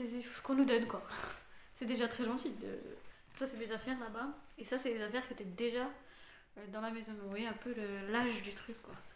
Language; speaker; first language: French; native; French